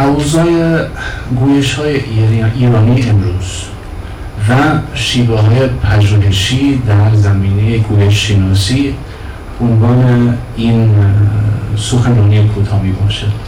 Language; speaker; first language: Persian; non-native, fluent; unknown